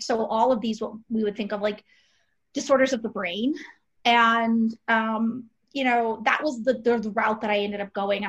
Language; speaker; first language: English; native; English